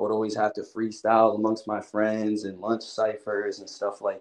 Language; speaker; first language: English; native; English